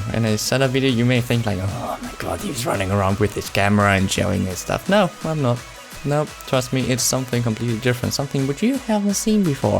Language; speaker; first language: English; non-native, fluent; German